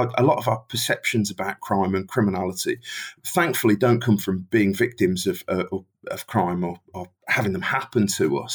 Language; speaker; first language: English; native; English